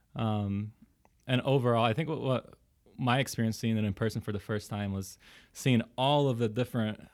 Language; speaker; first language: English; early bilingual, other home language; Portuguese